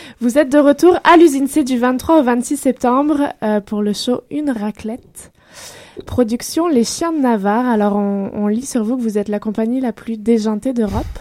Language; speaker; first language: French; native; French